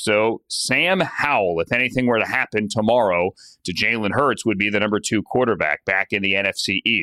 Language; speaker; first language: English; native; English